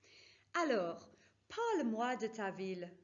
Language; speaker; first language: French; non-native, fluent; English